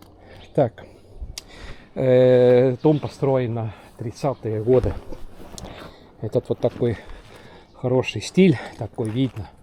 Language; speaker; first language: Russian; non-native, local second language; Estonian